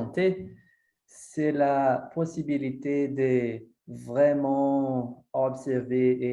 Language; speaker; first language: French; non-native, fluent; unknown